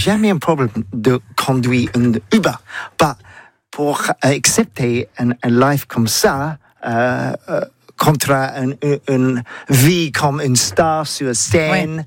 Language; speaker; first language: French; non-native, learner; English